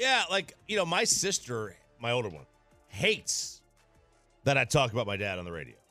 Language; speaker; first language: English; native; English